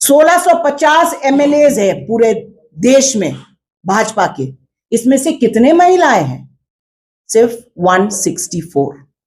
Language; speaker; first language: Hindi; non-native, local second language; Khasi